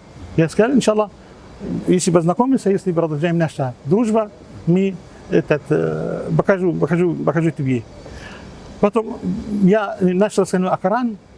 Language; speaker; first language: Russian; non-native, fluent; Arabic